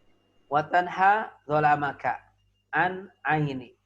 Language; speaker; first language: Arabic; non-native, fluent; Indonesian